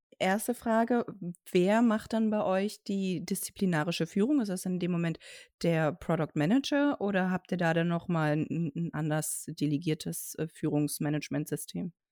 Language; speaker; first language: German; native; German